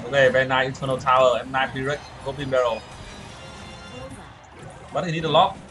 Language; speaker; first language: English; non-native, learner; Vietnamese